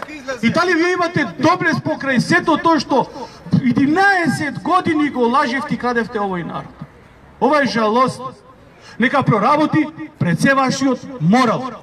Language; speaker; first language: Macedonian; native; Macedonian